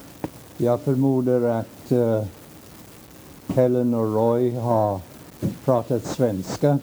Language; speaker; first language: Swedish; early bilingual, heritage; Swedish